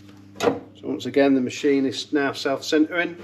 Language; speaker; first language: English; native; English